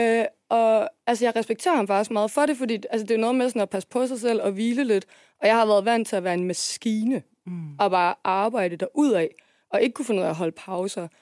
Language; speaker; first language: Danish; native; Danish